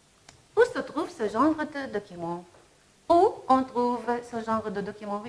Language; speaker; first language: French; non-native, fluent; Arabic